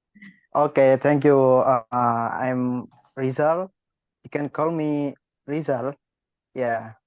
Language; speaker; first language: English; non-native, learner; Indonesian